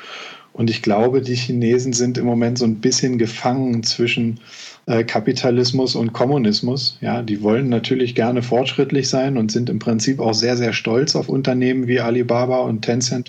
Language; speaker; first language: German; native; German